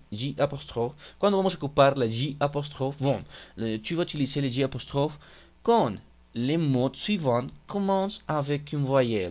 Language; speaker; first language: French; non-native, fluent; Spanish